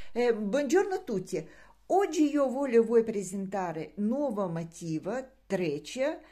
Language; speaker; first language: Italian; non-native, learner; Russian